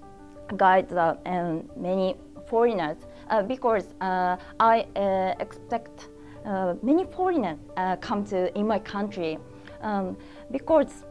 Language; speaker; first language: English; non-native, learner; Japanese